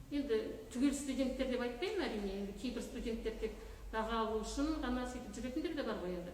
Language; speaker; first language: Kazakh; native; Kazakh